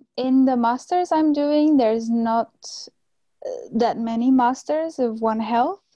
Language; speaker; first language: English; non-native, fluent; Portuguese